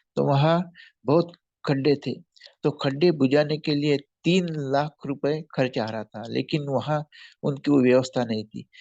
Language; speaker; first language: Hindi; non-native, local second language; Marathi